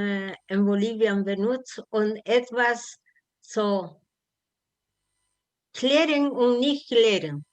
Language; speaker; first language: German; non-native, learner; Spanish